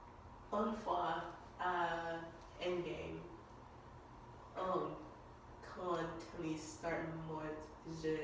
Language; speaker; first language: French; non-native, learner; English